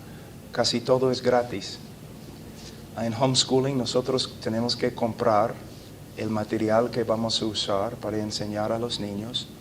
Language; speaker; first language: Spanish; non-native, fluent; English